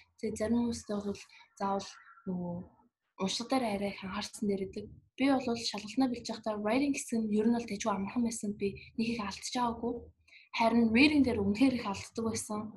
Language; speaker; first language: Mongolian; early bilingual, heritage; Mongolian